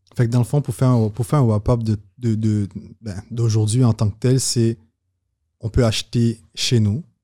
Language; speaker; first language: French; non-native, local second language; Haitian Creole